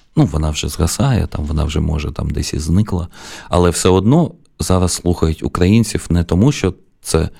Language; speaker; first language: Ukrainian; non-native, local second language; Russian